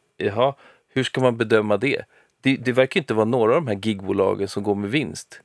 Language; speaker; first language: Swedish; native; Swedish